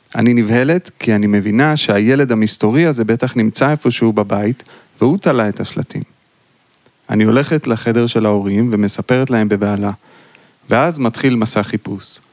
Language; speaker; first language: Hebrew; native; Hebrew